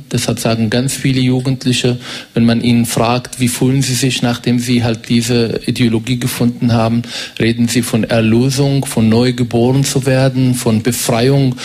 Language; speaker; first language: German; non-native, fluent; Arabic